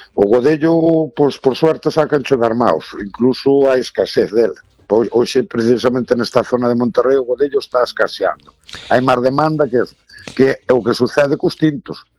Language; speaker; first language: Galician; native; Galician